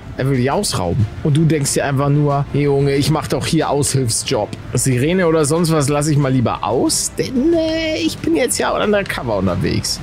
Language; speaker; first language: German; native; German